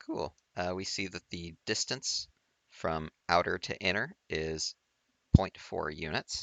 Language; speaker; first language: English; native; English